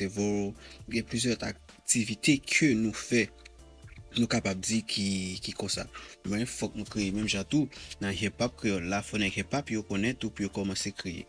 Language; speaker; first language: Haitian Creole; native; Haitian Creole